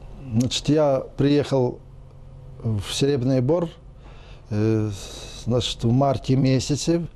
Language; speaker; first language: Russian; non-native, local second language; Ukrainian